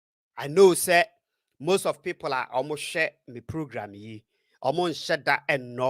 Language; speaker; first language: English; non-native, local second language; Akan